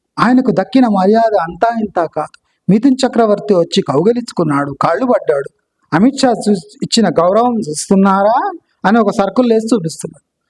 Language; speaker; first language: Telugu; non-native, local second language; Kannada